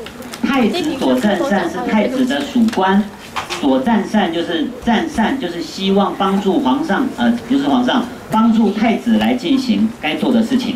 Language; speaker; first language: Chinese; native; Chinese